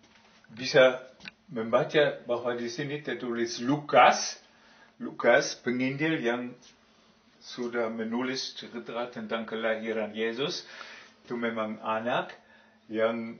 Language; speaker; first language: Indonesian; non-native, fluent; German